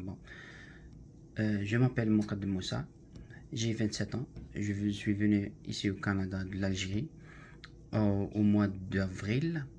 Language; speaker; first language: French; non-native, learner; Arabic